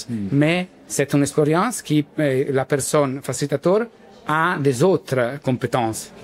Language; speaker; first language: French; non-native, learner; Italian